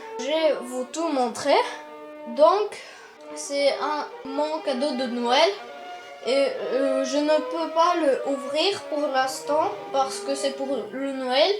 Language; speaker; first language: French; non-native, learner; Russian